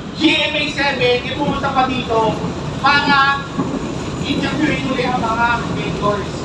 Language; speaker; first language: Filipino; native; Filipino